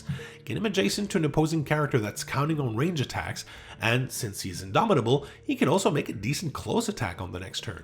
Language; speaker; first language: English; native; English